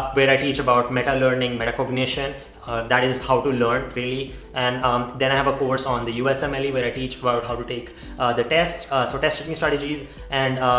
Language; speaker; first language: English; non-native, local second language; Hindi